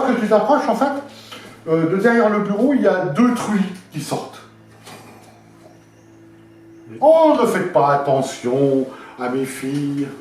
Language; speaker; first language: French; native; French